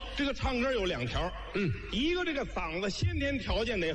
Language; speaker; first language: Chinese; native; Chinese